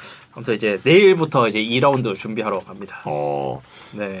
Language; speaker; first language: Korean; native; Korean